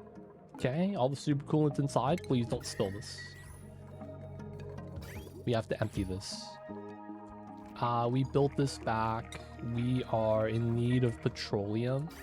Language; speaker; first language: English; native; English